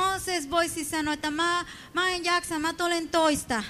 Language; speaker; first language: Finnish; non-native, fluent; Spanish